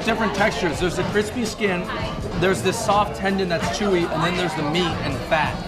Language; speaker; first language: English; native; English